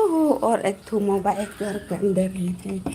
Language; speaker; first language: Hindi; non-native, learner; Khasi